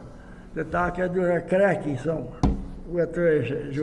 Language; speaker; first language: Polish; early bilingual, heritage; Polish